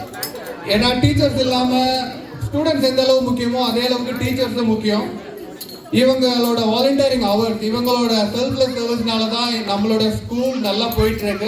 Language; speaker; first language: Tamil; native; Tamil